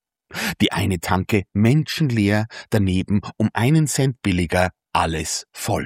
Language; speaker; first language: German; native; German